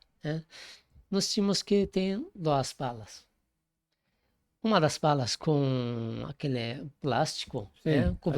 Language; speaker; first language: Portuguese; non-native, fluent; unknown